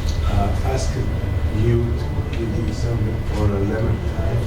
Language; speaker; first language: English; non-native, learner; Arabic